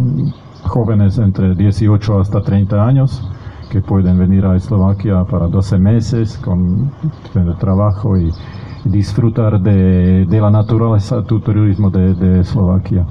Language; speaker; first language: Spanish; non-native, fluent; Slovak